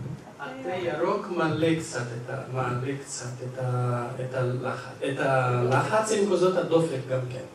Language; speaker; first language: Hebrew; non-native, fluent; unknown